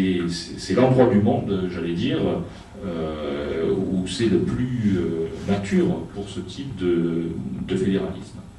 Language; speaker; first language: French; native; French